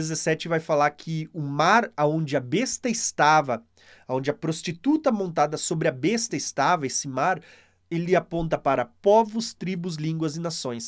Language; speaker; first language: Portuguese; native; Portuguese